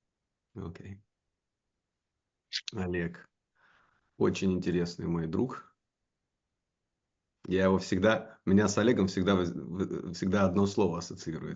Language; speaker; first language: Russian; native; Russian